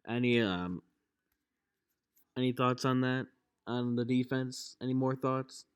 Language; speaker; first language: English; native; English